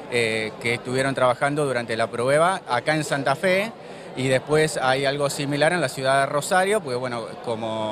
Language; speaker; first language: Spanish; native; Spanish